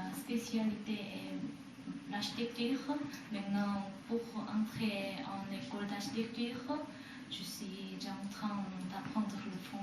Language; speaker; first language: French; non-native, learner; Korean